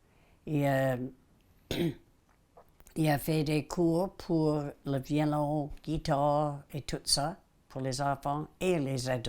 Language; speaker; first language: French; non-native, local second language; English